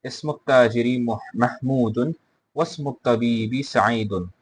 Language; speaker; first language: Arabic; non-native, fluent; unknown